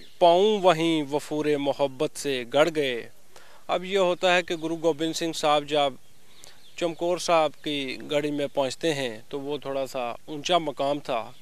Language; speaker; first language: Urdu; native; Urdu